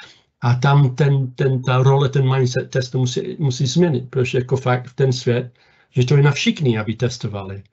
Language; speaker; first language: Czech; non-native, fluent; English